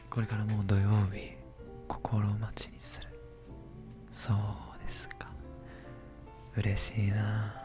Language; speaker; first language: Japanese; non-native, learner; English